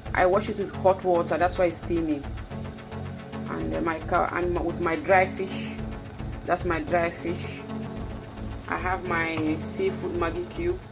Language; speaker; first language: English; non-native, local second language; Mandingo